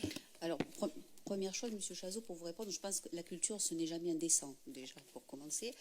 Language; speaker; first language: French; native; French